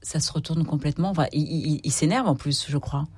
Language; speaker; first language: French; native; French